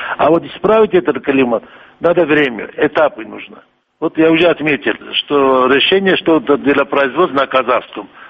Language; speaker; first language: Russian; non-native, local second language; Kurdish